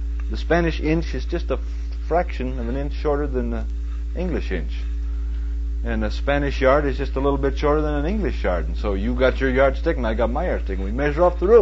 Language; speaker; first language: English; native; English